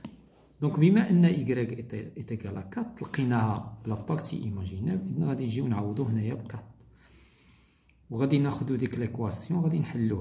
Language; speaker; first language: Arabic; native; Arabic